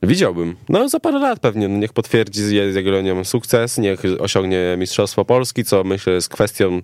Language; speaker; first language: Polish; native; Polish